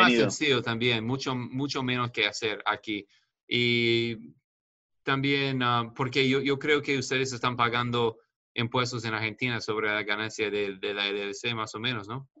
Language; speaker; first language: Spanish; non-native, fluent; English